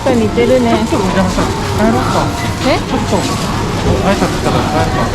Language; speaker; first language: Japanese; non-native, fluent; Thai